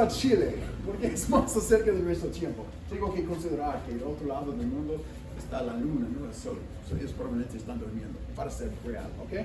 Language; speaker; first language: Spanish; non-native, fluent; English